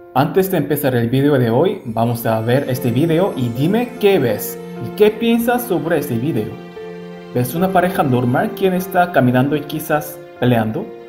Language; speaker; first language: Spanish; non-native, fluent; Korean